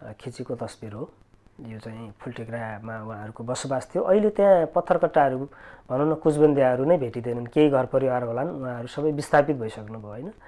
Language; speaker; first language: Nepali; native; Nepali